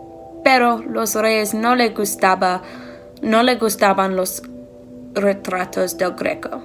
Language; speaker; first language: Spanish; non-native, learner; English